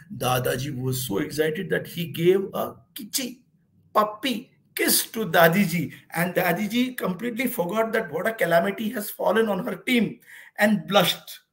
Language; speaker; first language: English; non-native, local second language; Hindi